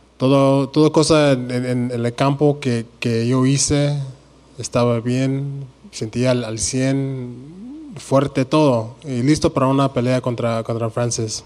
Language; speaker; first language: Spanish; early bilingual, heritage; Spanish